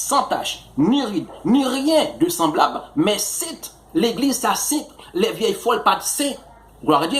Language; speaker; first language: French; non-native, local second language; Haitian Creole